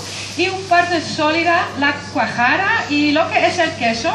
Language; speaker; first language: Spanish; non-native, fluent; Dutch